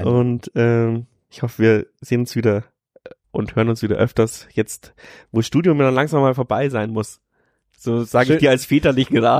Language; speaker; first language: German; native; German